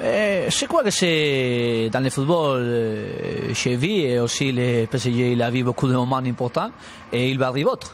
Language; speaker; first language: French; non-native, learner; Spanish